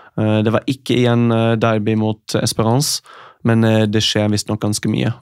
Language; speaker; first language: Norwegian; non-native, fluent; German